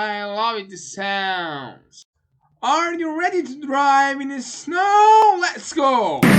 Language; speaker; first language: English; non-native, learner; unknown